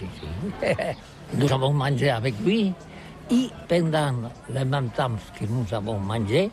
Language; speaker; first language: French; non-native, learner; Catalan